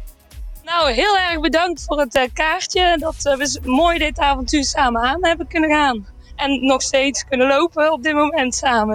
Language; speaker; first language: Dutch; native; Dutch